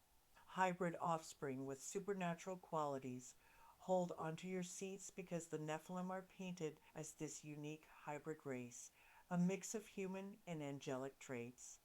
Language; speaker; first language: English; native; English